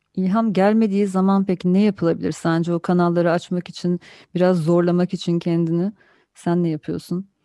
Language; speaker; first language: Turkish; native; Turkish